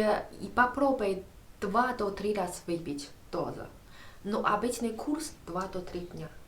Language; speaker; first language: Russian; non-native, learner; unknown